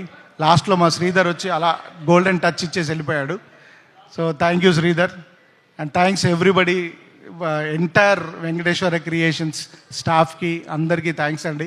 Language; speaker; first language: Telugu; native; Telugu